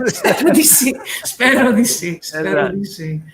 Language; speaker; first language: Italian; early bilingual, heritage; English